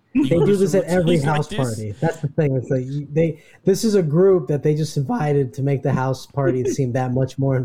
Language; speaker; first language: English; native; English